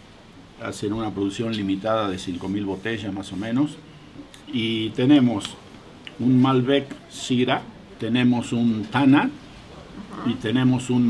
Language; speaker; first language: Spanish; native; Spanish